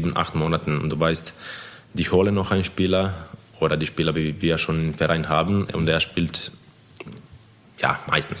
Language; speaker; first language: German; non-native, fluent; Croatian